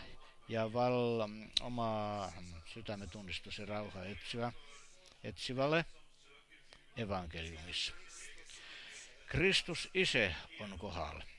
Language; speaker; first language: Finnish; non-native, learner; Estonian